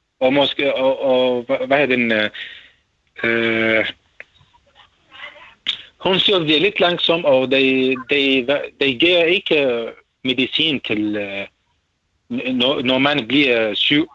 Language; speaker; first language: Danish; non-native, learner; Arabic